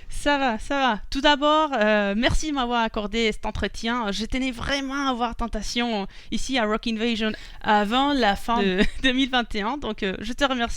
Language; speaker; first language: French; non-native, fluent; Spanish